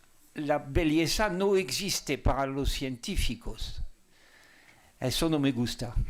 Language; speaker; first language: Spanish; non-native, fluent; French